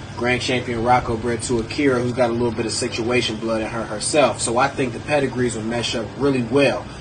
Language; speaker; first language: English; native; English